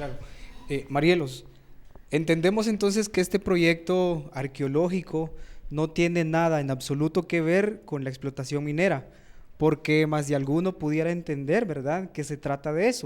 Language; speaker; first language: Spanish; native; Spanish